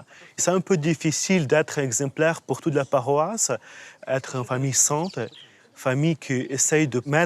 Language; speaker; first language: French; non-native, fluent; Ukrainian